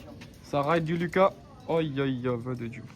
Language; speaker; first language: French; native; French